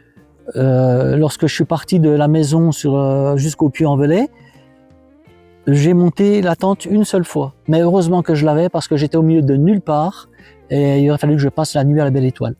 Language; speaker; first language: French; native; French